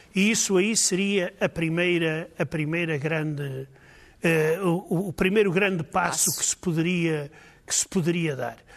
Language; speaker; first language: Portuguese; native; Portuguese